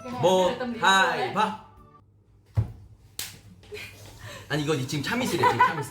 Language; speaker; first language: Korean; native; Korean